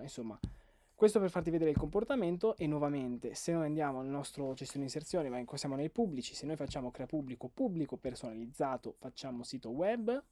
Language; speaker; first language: Italian; native; Italian